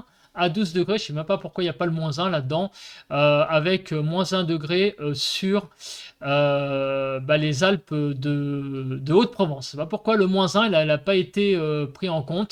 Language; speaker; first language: French; native; French